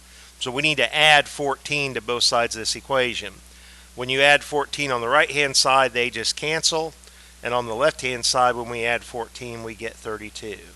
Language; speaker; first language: English; native; English